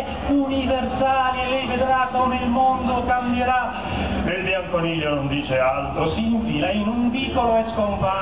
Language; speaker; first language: Italian; native; Italian